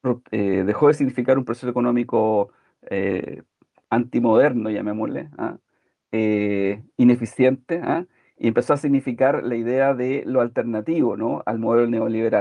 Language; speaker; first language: Spanish; native; Spanish